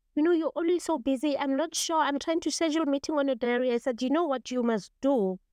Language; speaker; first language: English; non-native, local second language; Tswana